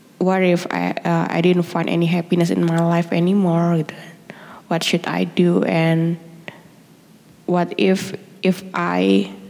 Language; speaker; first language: English; non-native, learner; Indonesian